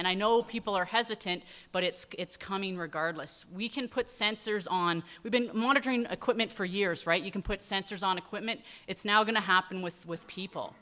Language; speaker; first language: English; native; English